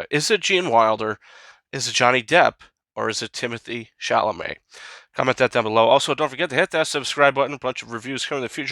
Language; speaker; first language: English; native; English